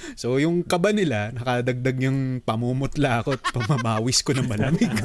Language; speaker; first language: Filipino; native; Filipino